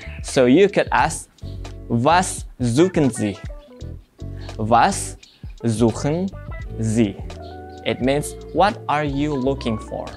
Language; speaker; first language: English; non-native, fluent; Indonesian